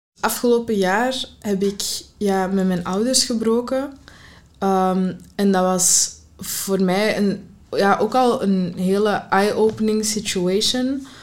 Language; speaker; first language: Dutch; early bilingual, other home language; Arabic